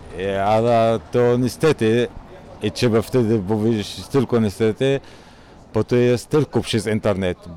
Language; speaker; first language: Polish; non-native, learner; Arabic